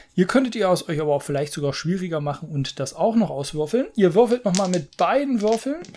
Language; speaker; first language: German; native; German